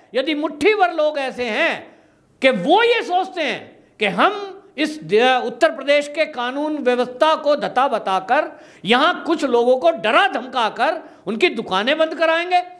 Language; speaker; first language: Hindi; native; Hindi